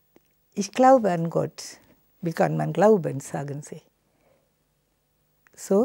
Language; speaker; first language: German; non-native, fluent; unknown